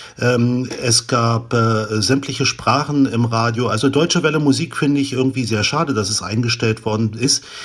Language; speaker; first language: German; native; German